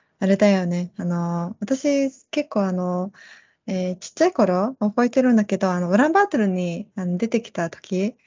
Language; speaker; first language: Japanese; non-native, fluent; Mongolian